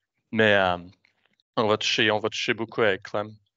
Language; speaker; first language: French; native; French